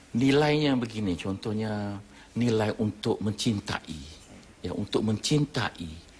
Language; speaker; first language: Malay; non-native, fluent; Thai